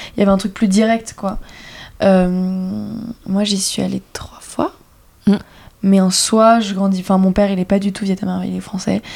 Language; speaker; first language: French; native; French